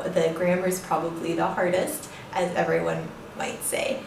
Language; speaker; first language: English; native; English